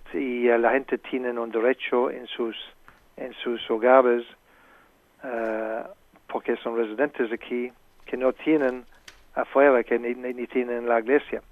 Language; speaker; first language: Spanish; non-native, fluent; English